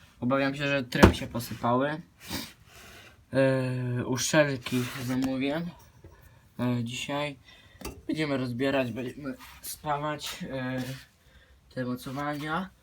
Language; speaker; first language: Polish; native; Polish